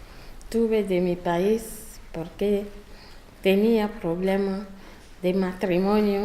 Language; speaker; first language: Spanish; non-native, learner; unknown